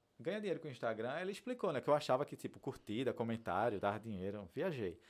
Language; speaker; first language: Portuguese; native; Portuguese